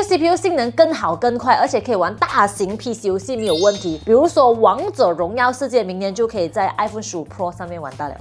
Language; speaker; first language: Chinese; non-native, local second language; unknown